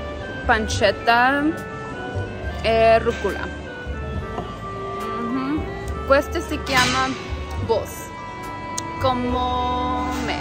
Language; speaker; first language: Italian; non-native, learner; English